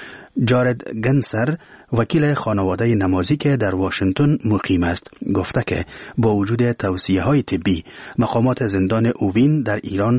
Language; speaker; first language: Persian; native; Persian